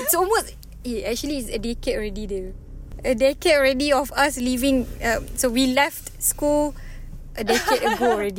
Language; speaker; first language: English; non-native, local second language; Malay